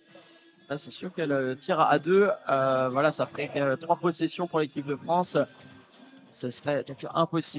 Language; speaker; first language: French; native; French